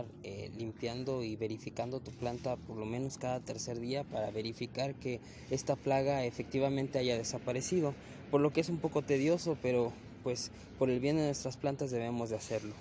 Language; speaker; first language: Spanish; native; Spanish